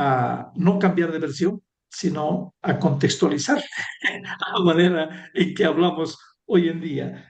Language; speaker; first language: Spanish; native; Spanish